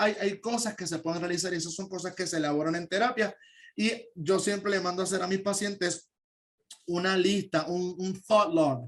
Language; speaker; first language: Spanish; native; Spanish